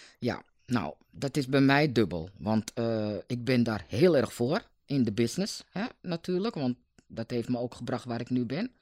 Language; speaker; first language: Dutch; native; Dutch